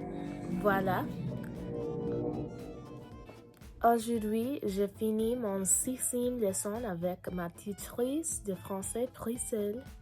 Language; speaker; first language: French; non-native, learner; English